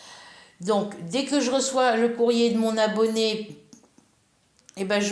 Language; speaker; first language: French; native; French